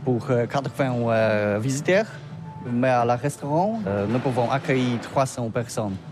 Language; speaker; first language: French; non-native, learner; Polish